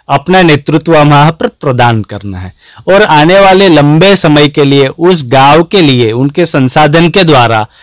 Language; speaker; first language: Hindi; non-native, local second language; Gujarati